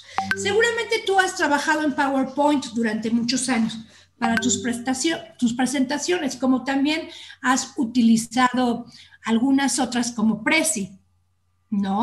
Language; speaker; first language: Spanish; native; Spanish